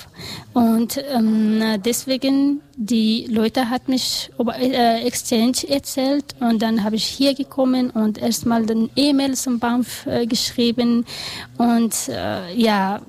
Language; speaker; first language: German; non-native, learner; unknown